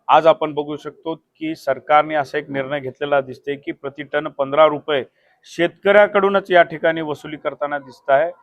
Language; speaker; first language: Marathi; native; Marathi